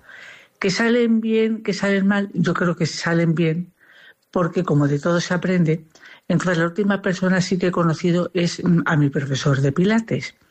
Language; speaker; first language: Spanish; native; Spanish